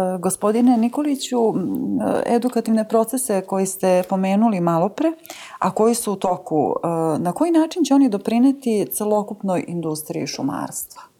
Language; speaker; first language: Serbian; native; Serbian